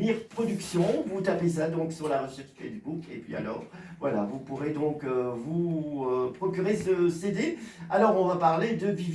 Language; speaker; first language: French; native; French